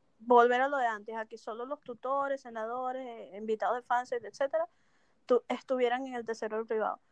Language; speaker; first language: Spanish; native; Spanish